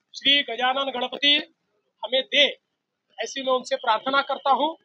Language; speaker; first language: Hindi; non-native, local second language; Marathi